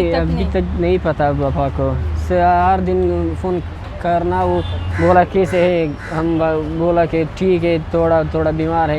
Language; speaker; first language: Hindi; non-native, learner; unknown